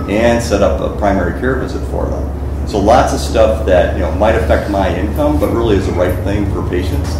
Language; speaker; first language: English; native; English